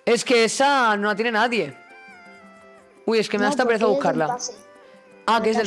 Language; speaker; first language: Spanish; native; Spanish